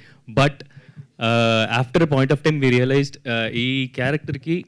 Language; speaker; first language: Telugu; non-native, learner; Tamil